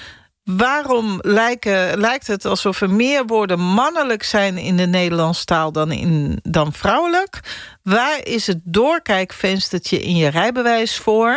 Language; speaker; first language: Dutch; native; Dutch